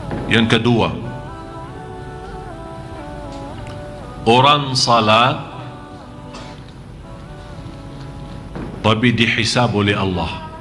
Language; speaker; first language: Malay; non-native, fluent; Arabic